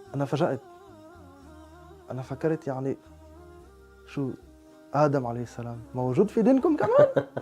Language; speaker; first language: Arabic; non-native, fluent; French